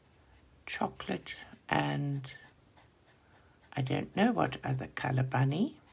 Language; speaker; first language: English; native; English